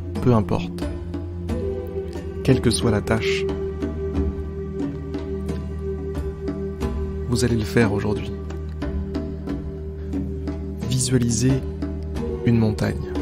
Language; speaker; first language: French; native; French